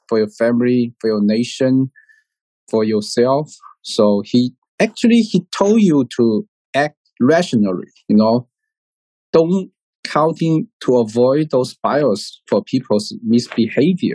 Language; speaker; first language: English; non-native, learner; Chinese